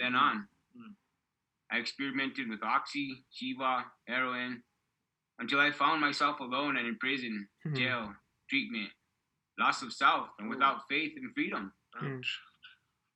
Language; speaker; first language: English; native; English